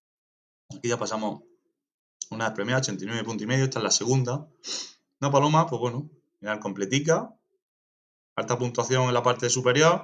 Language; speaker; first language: Spanish; native; Spanish